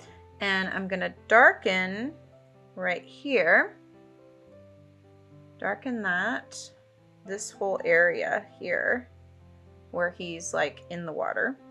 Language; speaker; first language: English; native; English